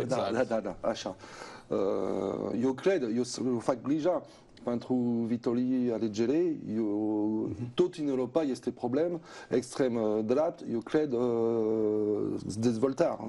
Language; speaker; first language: Romanian; non-native, learner; French